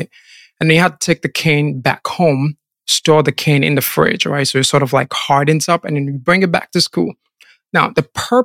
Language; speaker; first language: English; non-native, local second language; Akan